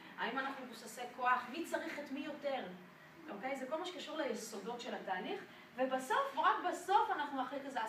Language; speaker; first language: Hebrew; non-native, fluent; French